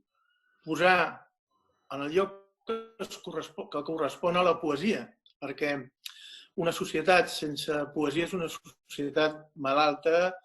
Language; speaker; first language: Catalan; non-native, local second language; Spanish